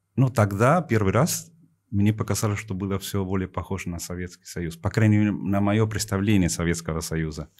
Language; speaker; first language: Russian; non-native, fluent; Spanish